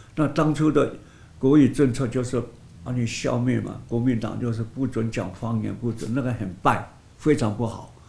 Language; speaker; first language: Chinese; non-native, local second language; Hakka Chinese